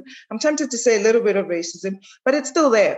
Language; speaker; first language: English; non-native, local second language; Zulu